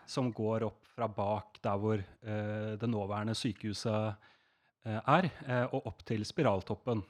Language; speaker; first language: Norwegian; native; Norwegian